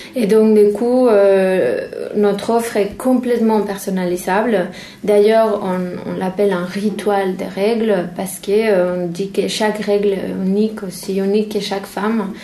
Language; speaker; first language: French; non-native, fluent; Spanish